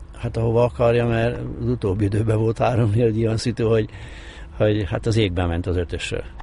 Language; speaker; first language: Hungarian; native; Hungarian